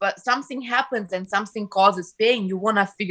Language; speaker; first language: English; non-native, fluent; Ukrainian